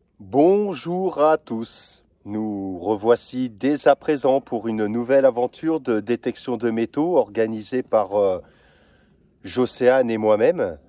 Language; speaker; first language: French; native; French